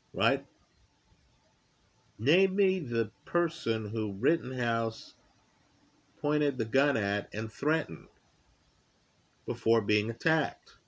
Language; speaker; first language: English; native; English